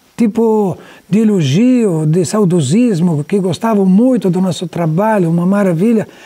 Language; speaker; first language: Portuguese; native; Portuguese